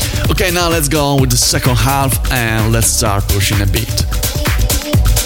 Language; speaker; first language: English; non-native, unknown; Italian